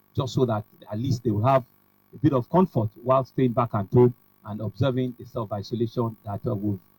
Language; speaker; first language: English; non-native, local second language; Yoruba